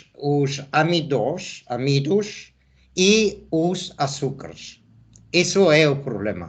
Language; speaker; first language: Portuguese; non-native, fluent; Spanish